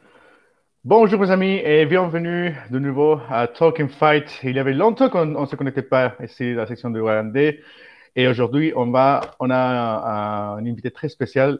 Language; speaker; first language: French; non-native, fluent; Spanish